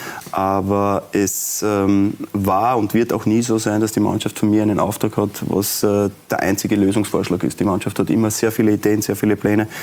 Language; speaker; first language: German; native; German